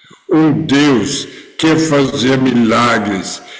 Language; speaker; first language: Portuguese; non-native, fluent; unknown